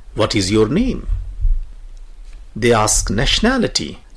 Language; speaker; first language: English; non-native, local second language; Hindi